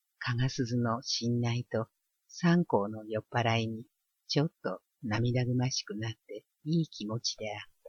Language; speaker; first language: Japanese; native; Japanese